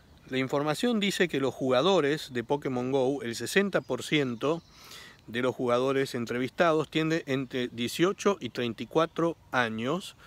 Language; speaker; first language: Spanish; native; Spanish